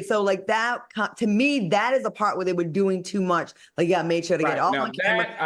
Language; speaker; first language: English; native; English